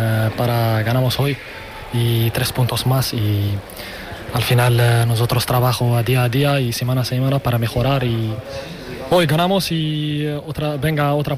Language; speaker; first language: Spanish; non-native, learner; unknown